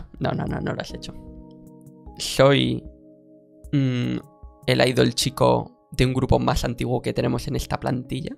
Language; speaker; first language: Spanish; native; Spanish